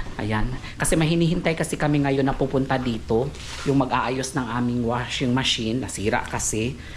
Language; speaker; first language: Filipino; non-native, local second language; Cebuano